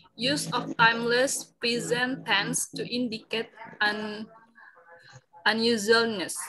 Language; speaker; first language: English; non-native, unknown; Indonesian